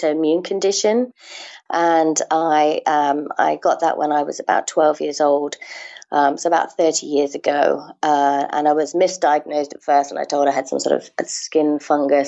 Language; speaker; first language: English; native; English